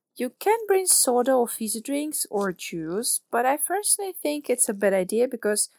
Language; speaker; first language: English; non-native, fluent; Russian